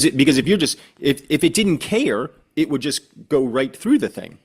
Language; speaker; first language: English; native; English